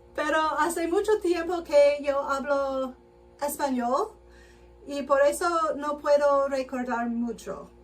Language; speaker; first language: Spanish; non-native, learner; English